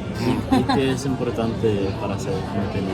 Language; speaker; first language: Spanish; non-native, learner; English